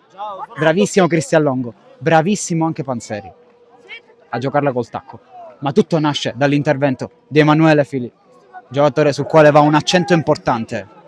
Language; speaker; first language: Italian; native; Italian